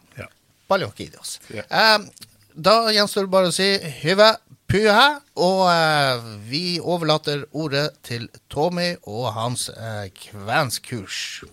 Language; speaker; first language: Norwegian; native; Norwegian